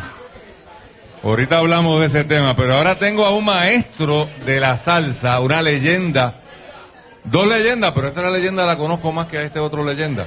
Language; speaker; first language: Spanish; native; Spanish